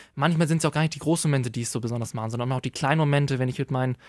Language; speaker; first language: German; native; German